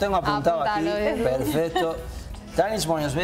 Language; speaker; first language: Spanish; native; Spanish